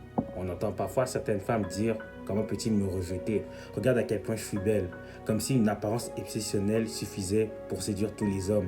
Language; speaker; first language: French; native; French